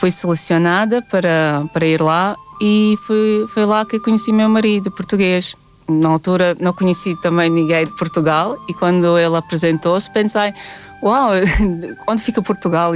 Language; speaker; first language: Portuguese; non-native, fluent; Latvian